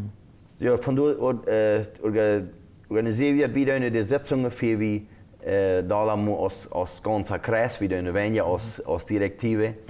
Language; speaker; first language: German; non-native, local second language; Plautdietsch